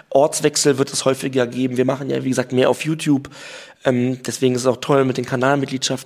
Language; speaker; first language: German; native; German